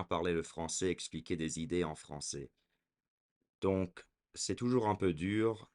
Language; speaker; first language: French; early bilingual, heritage; French